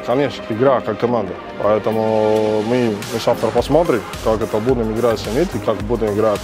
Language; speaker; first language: Russian; non-native, learner; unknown